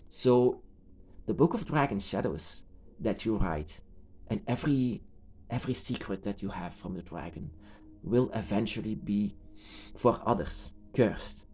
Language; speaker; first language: English; non-native, fluent; Dutch